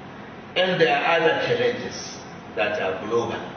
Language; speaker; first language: English; non-native, local second language; Hausa